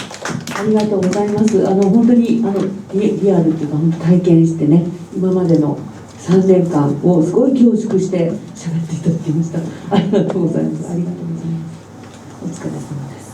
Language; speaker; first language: Japanese; native; Japanese